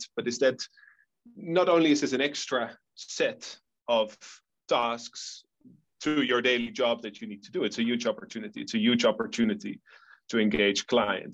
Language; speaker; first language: English; non-native, fluent; Dutch